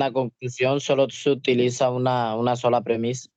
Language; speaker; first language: Spanish; native; Spanish